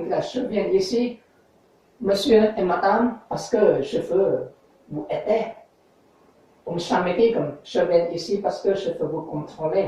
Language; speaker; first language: French; non-native, learner; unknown